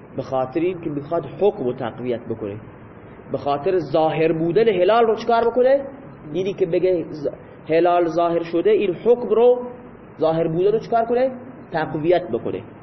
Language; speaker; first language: Persian; non-native, local second language; Baluchi